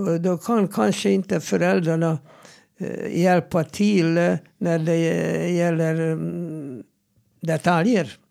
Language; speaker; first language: Swedish; non-native, fluent; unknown